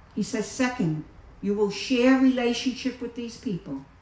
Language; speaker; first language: English; native; English